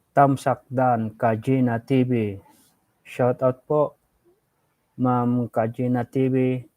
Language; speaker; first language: Filipino; non-native, local second language; Iloko